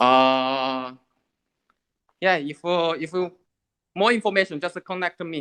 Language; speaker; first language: English; non-native, learner; Chinese